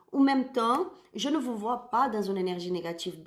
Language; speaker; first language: French; non-native, learner; Spanish